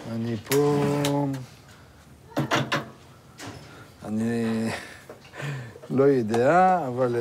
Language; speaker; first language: Hebrew; non-native, learner; French